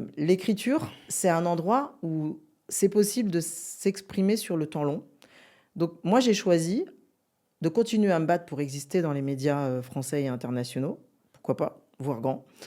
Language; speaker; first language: French; native; French